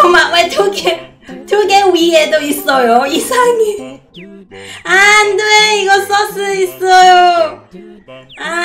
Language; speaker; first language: Korean; non-native, learner; Cantonese